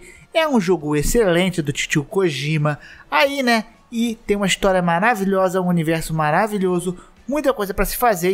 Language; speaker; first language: Portuguese; native; Portuguese